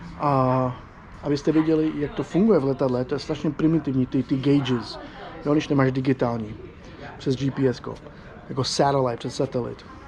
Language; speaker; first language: Czech; non-native, fluent; English